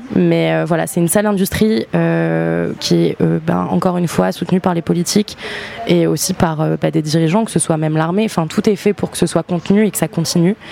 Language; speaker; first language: French; native; French